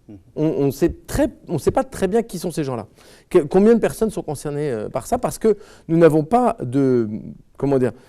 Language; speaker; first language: French; native; French